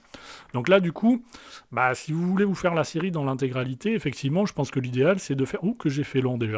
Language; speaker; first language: French; native; French